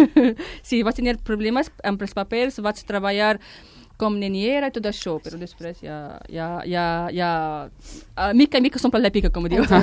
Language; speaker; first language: Catalan; non-native, fluent; Arabic